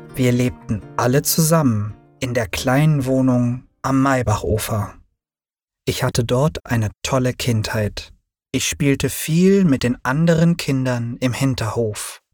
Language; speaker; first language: German; early bilingual, other home language; Turkish